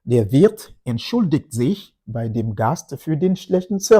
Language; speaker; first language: German; non-native, fluent; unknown